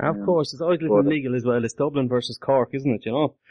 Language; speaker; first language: English; native; English